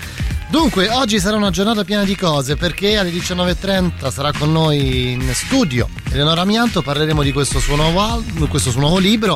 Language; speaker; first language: Italian; native; Italian